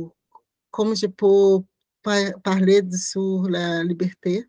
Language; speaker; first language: French; non-native, learner; Portuguese